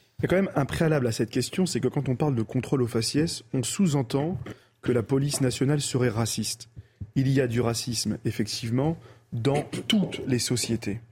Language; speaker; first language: French; early bilingual, other home language; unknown